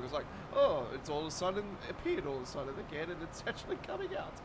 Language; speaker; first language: English; native; English